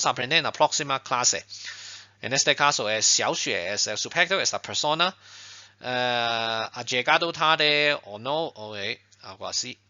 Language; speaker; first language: Spanish; non-native, fluent; Chinese